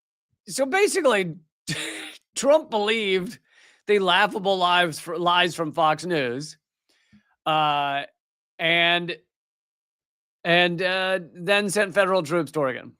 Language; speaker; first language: English; native; English